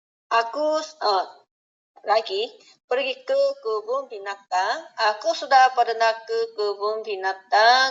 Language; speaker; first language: Indonesian; non-native, learner; Korean